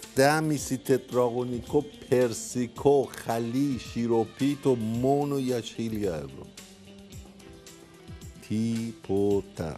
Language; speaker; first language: Greek; non-native, learner; Persian